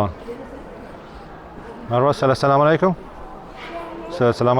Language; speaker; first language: Turkish; non-native, learner; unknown